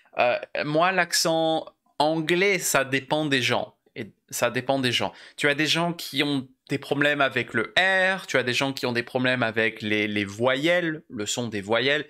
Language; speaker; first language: French; native; French